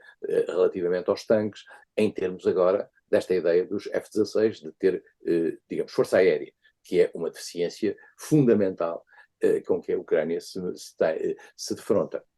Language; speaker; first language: Portuguese; native; Portuguese